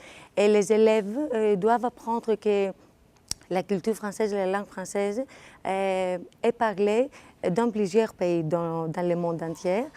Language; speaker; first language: French; non-native, fluent; Greek